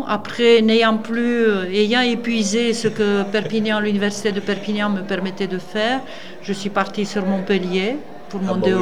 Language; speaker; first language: French; non-native, fluent; Romanian